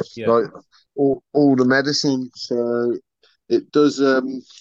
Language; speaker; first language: English; early bilingual, other home language; Spanish